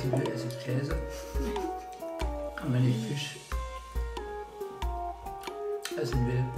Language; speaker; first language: German; native; German